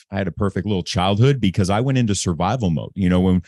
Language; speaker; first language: English; native; English